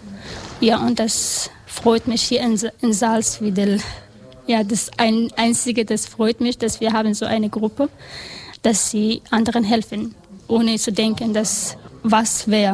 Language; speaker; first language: German; non-native, learner; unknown